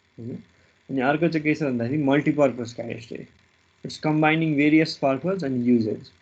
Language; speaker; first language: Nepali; native; Nepali